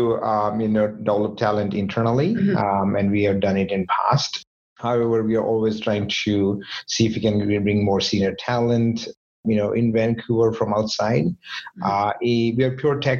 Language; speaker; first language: English; non-native, local second language; Hindi